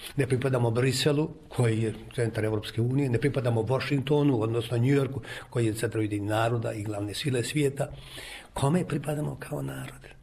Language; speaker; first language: Croatian; native; Croatian